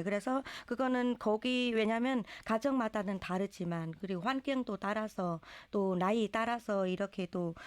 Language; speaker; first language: Korean; non-native, learner; Vietnamese